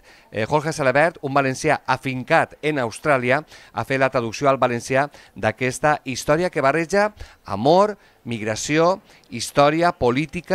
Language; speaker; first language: Catalan; native; Catalan